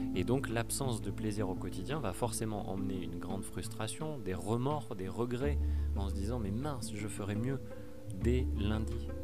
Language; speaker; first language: French; native; French